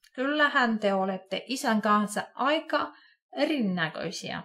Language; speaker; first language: Finnish; non-native, fluent; Russian